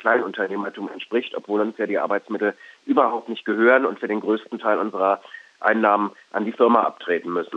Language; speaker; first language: German; native; German